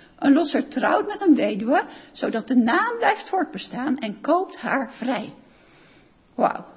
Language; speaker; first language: Dutch; native; Dutch